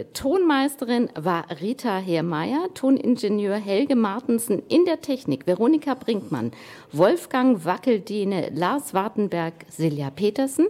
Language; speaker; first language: German; native; German